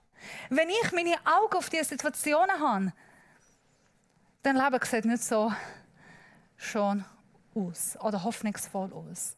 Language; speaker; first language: German; non-native, learner; Persian